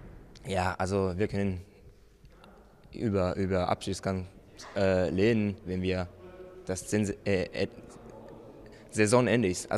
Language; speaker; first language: German; non-native, fluent; Japanese